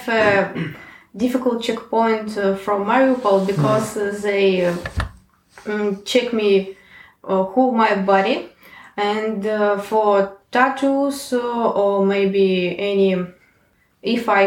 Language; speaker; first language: English; non-native, learner; Ukrainian